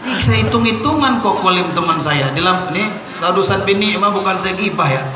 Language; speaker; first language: Indonesian; non-native, local second language; Malay